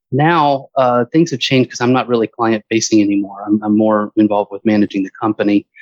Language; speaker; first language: English; native; English